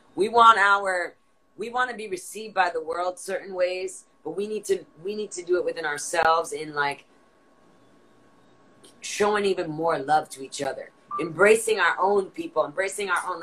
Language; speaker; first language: English; native; English